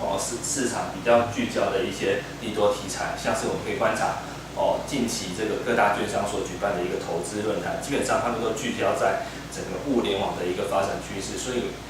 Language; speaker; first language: Chinese; native; Chinese